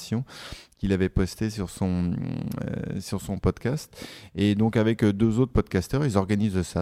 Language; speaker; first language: French; native; French